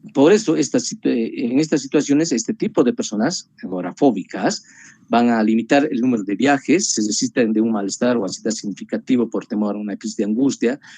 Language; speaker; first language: Spanish; native; Spanish